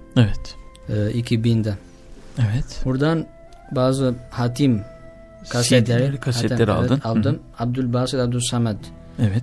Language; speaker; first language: Turkish; non-native, learner; Albanian